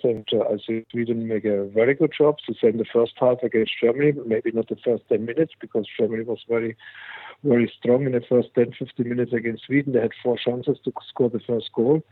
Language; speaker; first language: English; non-native, fluent; German